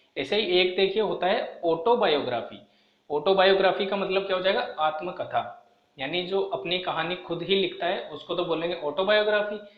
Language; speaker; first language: Hindi; native; Hindi